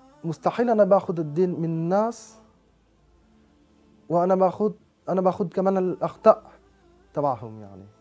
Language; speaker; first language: Arabic; non-native, fluent; French